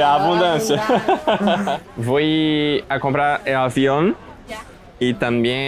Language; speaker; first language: Spanish; non-native, learner; Portuguese